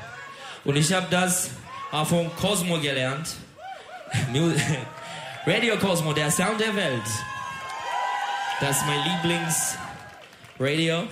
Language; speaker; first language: German; non-native, learner; Turkish